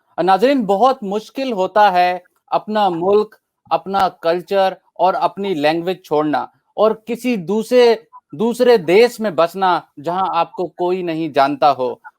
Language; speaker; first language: Urdu; native; Urdu